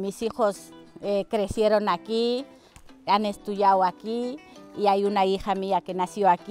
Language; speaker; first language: Spanish; non-native, fluent; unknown